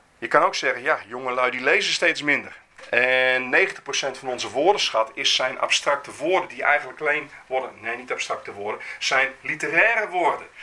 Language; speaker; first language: Dutch; native; Dutch